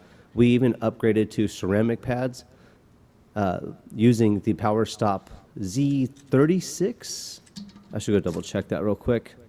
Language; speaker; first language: English; native; English